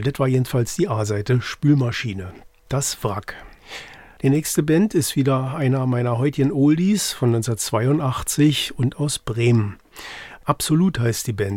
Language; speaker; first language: German; native; German